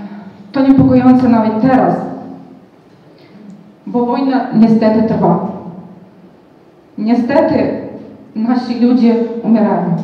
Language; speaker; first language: Polish; non-native, fluent; Ukrainian